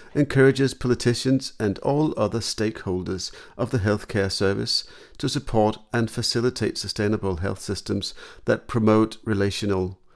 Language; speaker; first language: English; non-native, fluent; Danish